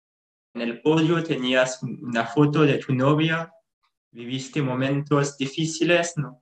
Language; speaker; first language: Spanish; non-native, fluent; French